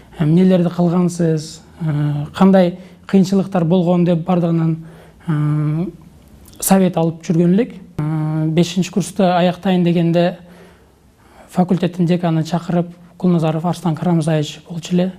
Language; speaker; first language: Kyrgyz; non-native, local second language; Uzbek